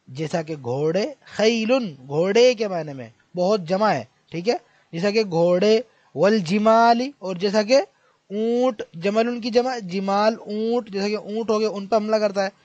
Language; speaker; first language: Urdu; native; Urdu